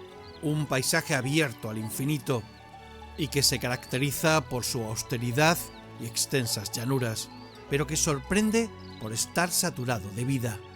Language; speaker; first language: Spanish; native; Spanish